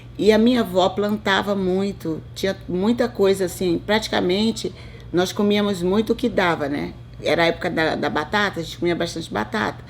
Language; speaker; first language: Portuguese; native; Portuguese